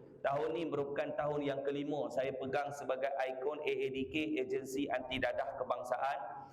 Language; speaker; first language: Malay; native; Malay